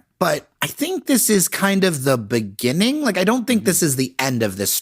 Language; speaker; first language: English; native; English